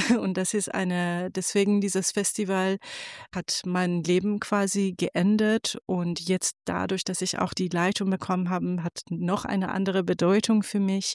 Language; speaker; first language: German; non-native, fluent; Persian